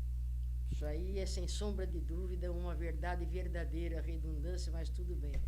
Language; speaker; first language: Portuguese; native; Portuguese